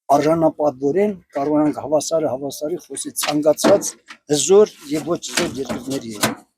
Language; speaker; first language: Armenian; native; Armenian